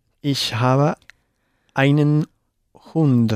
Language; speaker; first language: German; non-native, learner; Spanish